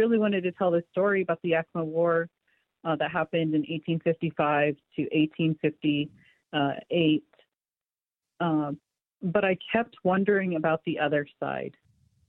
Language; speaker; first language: English; native; English